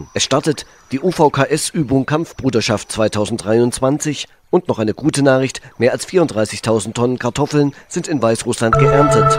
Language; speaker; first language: German; native; German